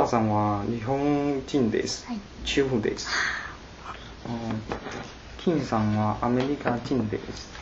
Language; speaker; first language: Japanese; non-native, learner; Chinese